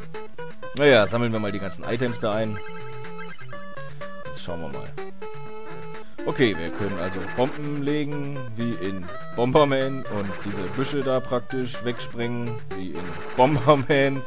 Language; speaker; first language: German; native; German